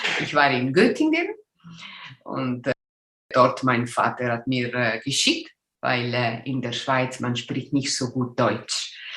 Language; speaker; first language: German; non-native, local second language; Italian